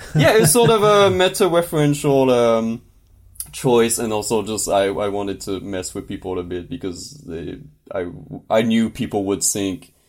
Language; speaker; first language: English; non-native, fluent; French